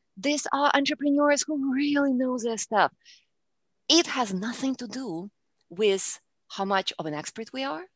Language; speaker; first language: English; non-native, fluent; Russian